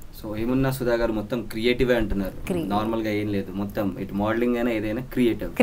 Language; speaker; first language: Telugu; native; Telugu